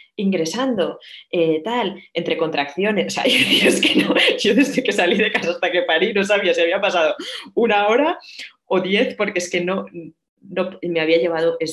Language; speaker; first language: Spanish; native; Spanish